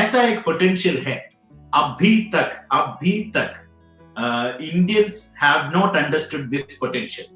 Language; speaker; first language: Hindi; non-native, local second language; Malayalam